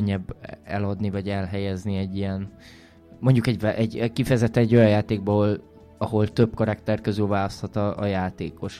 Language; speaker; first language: Hungarian; native; Hungarian